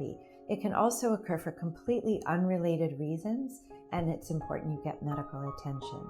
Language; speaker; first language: English; native; English